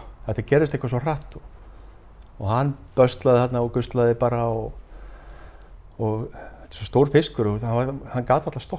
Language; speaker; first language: Icelandic; native; Icelandic